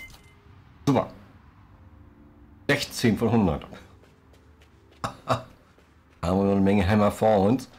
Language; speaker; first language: German; native; German